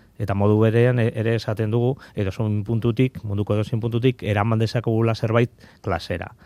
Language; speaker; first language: Basque; native; Basque